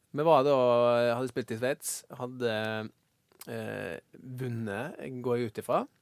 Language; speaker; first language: Norwegian; native; Norwegian